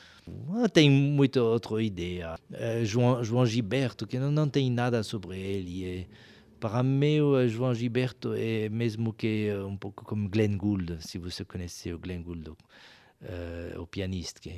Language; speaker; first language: Portuguese; non-native, fluent; French